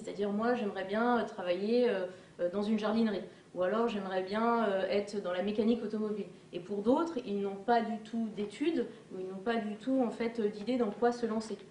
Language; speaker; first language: French; native; French